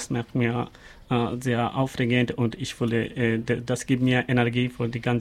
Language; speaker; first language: German; non-native, learner; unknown